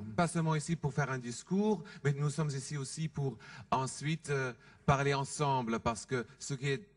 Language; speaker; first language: French; non-native, fluent; German